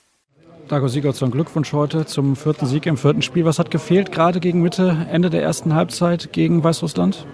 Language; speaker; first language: German; native; German